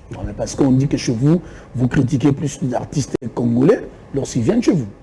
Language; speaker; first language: French; non-native, local second language; Lingala